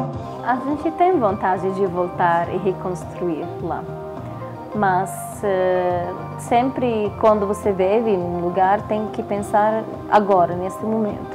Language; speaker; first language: Portuguese; non-native, learner; Arabic